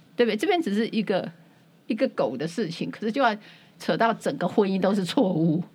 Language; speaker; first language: Chinese; native; Chinese